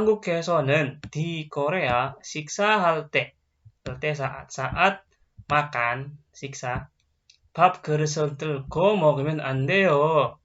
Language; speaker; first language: Korean; non-native, fluent; Indonesian